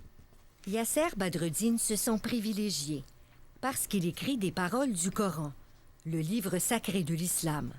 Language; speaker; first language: French; native; French